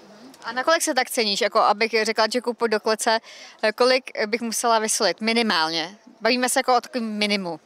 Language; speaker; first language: Czech; native; Czech